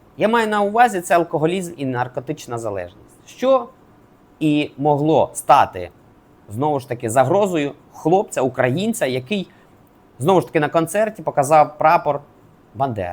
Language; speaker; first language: Ukrainian; native; Ukrainian